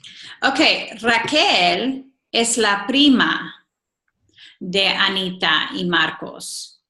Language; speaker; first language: Spanish; non-native, fluent; English